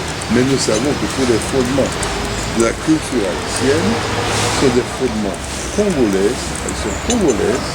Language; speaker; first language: French; non-native, local second language; Haitian Creole